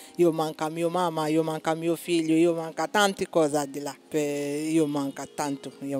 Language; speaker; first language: Italian; non-native, learner; Yoruba